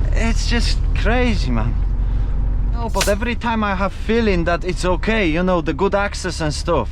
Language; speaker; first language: English; non-native, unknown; Polish